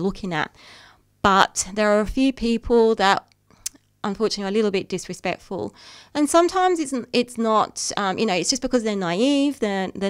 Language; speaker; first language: English; native; English